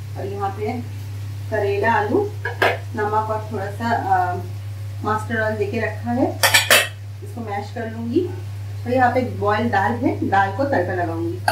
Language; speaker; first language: Hindi; non-native, local second language; Bangla